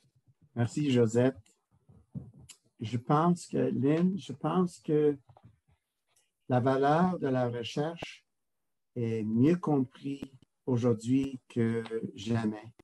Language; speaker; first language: French; non-native, local second language; English